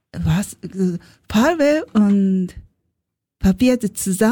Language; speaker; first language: German; non-native, learner; Japanese